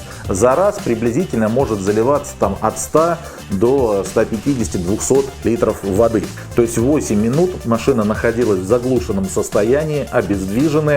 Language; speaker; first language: Russian; native; Russian